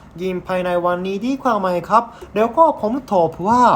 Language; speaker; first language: Thai; non-native, learner; Japanese